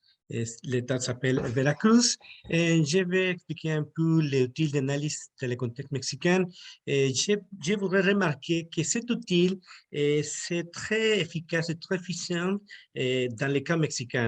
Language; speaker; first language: French; non-native, learner; Spanish